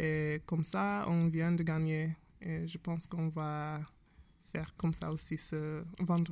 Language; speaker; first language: French; non-native, learner; English